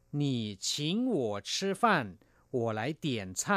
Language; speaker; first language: Chinese; non-native, fluent; Thai